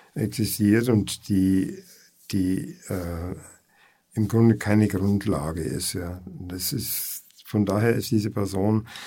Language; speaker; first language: German; native; German